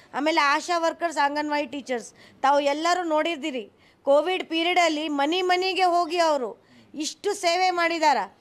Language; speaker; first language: Kannada; non-native, local second language; Hindi